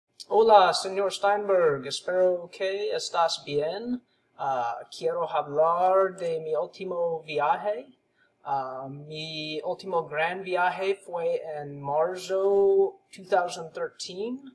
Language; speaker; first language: Spanish; non-native, learner; English